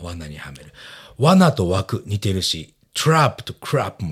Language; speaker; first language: English; non-native, fluent; Japanese